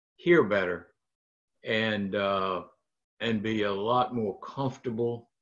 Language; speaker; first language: English; native; English